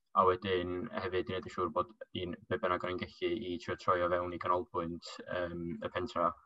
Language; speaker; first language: Welsh; native; Welsh